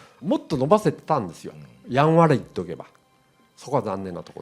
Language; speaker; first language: Japanese; native; Japanese